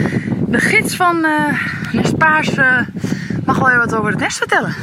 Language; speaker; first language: Dutch; native; Dutch